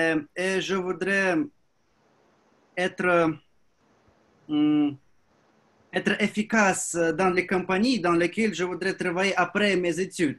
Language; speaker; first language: French; non-native, learner; Russian